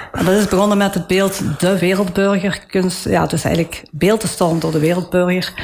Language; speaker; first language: Dutch; early bilingual, other home language; Italian